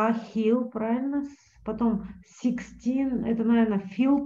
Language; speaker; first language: Russian; native; Russian